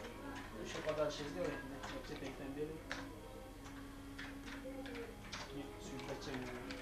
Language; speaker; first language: Russian; non-native, local second language; Yakut